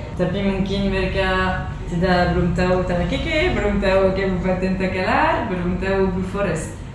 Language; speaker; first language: Indonesian; non-native, learner; French